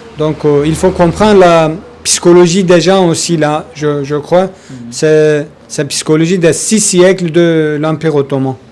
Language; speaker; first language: French; non-native, learner; Kurdish